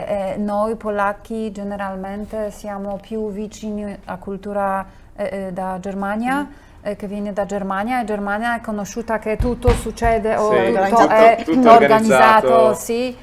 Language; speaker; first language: Italian; non-native, learner; Polish